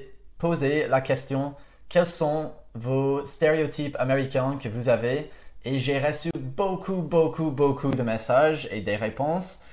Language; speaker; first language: French; non-native, fluent; English